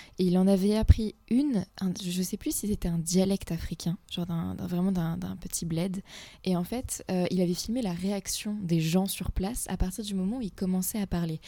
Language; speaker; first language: French; native; French